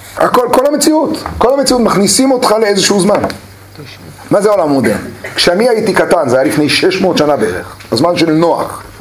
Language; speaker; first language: Hebrew; native; Hebrew